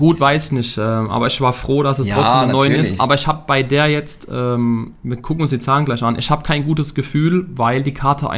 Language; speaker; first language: German; native; German